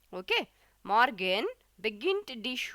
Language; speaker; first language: German; non-native, fluent; Hindi